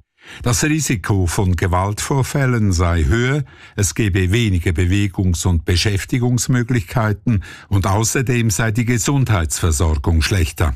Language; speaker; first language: German; native; German